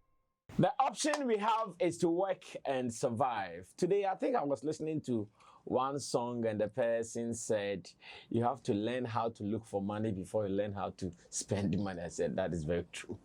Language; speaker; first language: English; non-native, local second language; Akan